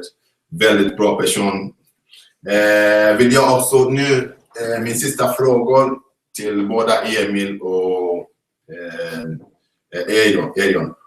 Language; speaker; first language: Swedish; non-native, fluent; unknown